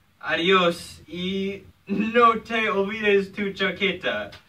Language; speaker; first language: Spanish; non-native, learner; English